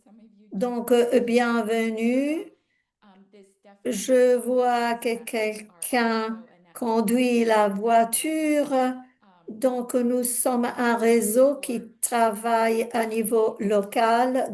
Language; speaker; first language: French; non-native, fluent; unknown